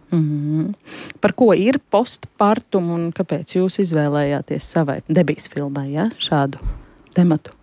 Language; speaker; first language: Latvian; native; Latvian